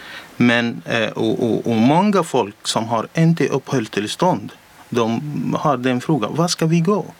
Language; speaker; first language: Swedish; non-native, learner; Arabic